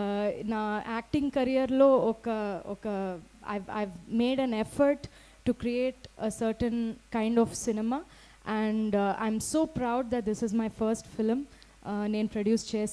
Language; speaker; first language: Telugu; non-native, local second language; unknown